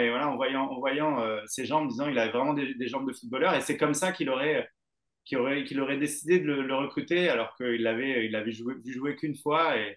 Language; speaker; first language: French; native; French